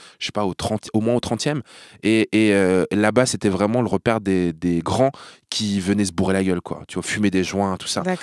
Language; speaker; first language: French; native; French